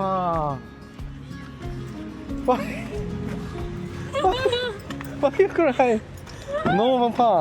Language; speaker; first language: English; non-native, learner; Korean